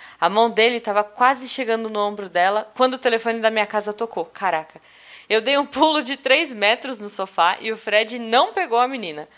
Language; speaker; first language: Portuguese; native; Portuguese